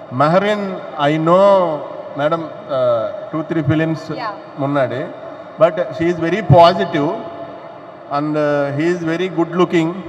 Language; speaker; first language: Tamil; non-native, learner; Telugu